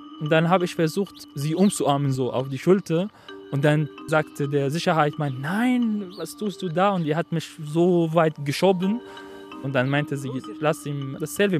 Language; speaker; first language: German; non-native, fluent; Arabic